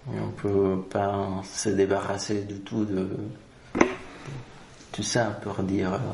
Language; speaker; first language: French; non-native, fluent; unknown